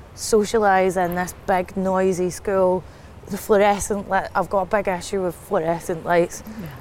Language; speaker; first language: English; native; English